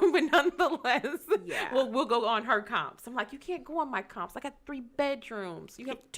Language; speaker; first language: English; native; English